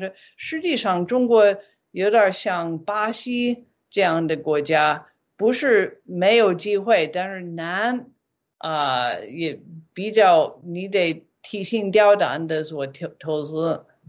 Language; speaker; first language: Chinese; non-native, fluent; English